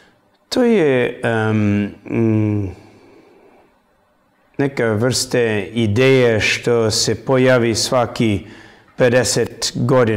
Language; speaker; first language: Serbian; early bilingual, heritage; English